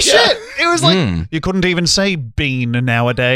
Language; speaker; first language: English; native; English